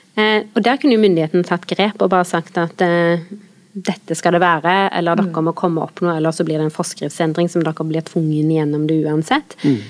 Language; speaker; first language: Norwegian; native; Norwegian